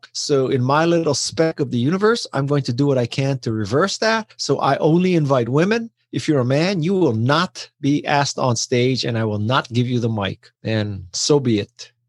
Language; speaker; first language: English; native; English